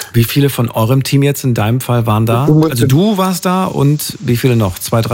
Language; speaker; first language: German; native; German